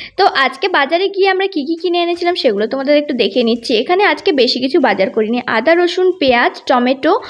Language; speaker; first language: Bangla; non-native, local second language; Santali